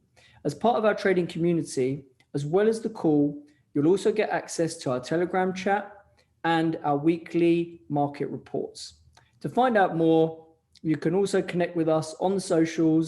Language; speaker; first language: English; native; English